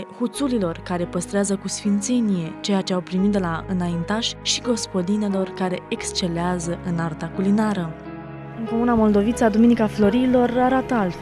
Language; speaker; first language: Romanian; native; Romanian